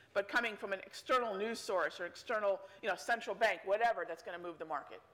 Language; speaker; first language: English; native; English